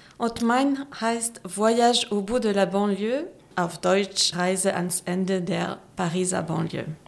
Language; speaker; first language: German; non-native, fluent; French